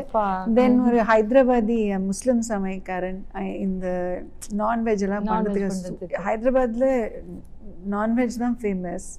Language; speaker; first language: Tamil; non-native, local second language; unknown